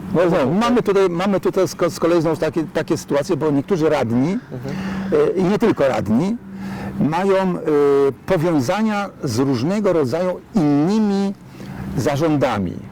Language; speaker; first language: Polish; native; Polish